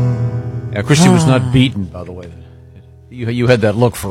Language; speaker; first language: English; native; English